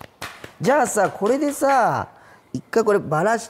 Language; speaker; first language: Japanese; native; Japanese